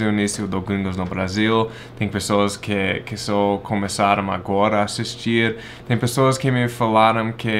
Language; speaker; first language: Portuguese; non-native, fluent; English